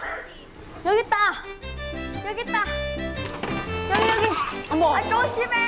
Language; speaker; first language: Korean; non-native, learner; Vietnamese